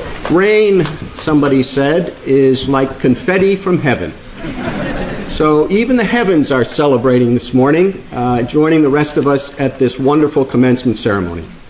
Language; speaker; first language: English; native; English